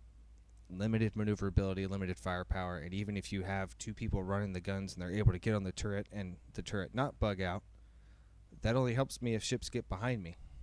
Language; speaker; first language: English; native; English